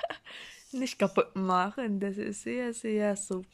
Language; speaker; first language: German; non-native, learner; Filipino